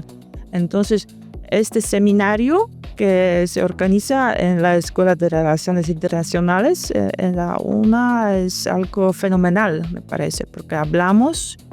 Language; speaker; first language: Spanish; non-native, fluent; Polish